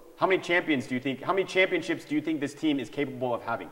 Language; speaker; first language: English; early bilingual, other home language; Chinese